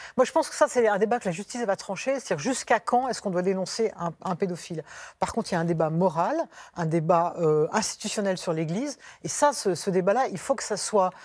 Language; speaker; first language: French; native; French